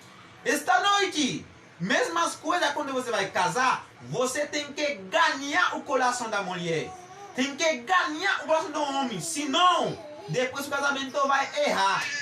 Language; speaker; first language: Portuguese; non-native, learner; Haitian Creole